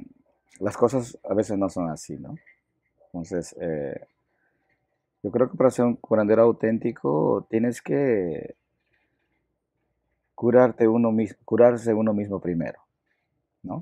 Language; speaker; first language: Spanish; non-native, local second language; Shipibo-Conibo